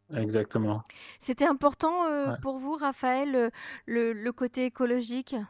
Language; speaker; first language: French; native; French